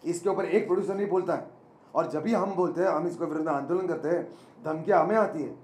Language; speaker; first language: Hindi; non-native, local second language; Marathi